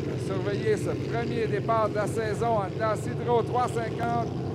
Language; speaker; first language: French; native; French